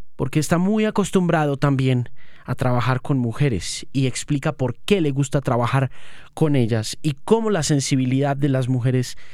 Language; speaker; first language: Spanish; native; Spanish